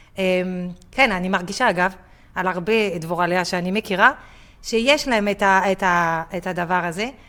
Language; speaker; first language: Hebrew; non-native, fluent; French